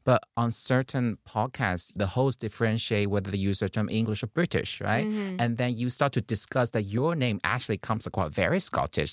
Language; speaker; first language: English; non-native, fluent; Chinese